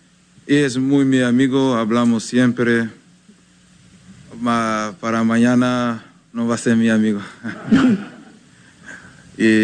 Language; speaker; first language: Spanish; non-native, fluent; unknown